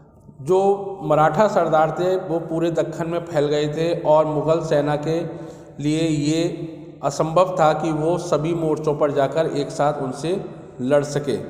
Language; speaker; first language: Hindi; native; Hindi